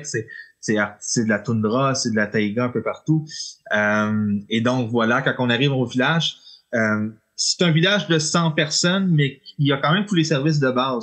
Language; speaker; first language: French; native; French